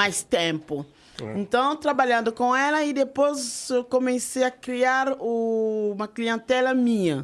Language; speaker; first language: Portuguese; non-native, fluent; French